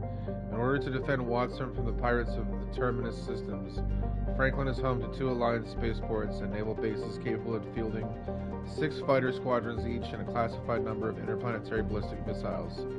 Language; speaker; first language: English; native; English